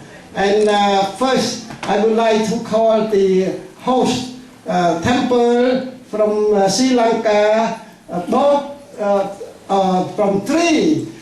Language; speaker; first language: English; non-native, fluent; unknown